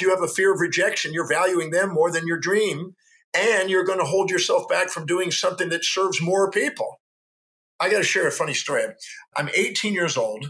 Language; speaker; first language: English; native; English